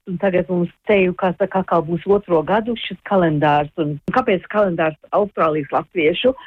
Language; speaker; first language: Latvian; early bilingual, heritage; Latvian